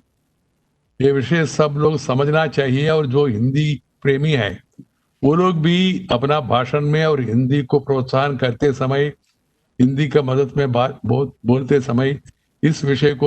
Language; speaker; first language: Hindi; non-native, local second language; Telugu